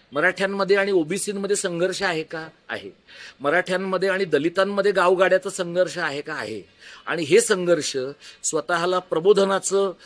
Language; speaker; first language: Marathi; native; Marathi